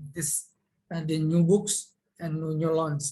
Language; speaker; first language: English; non-native, learner; Indonesian